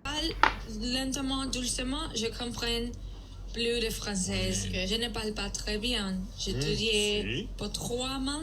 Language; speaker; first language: French; non-native, learner; Portuguese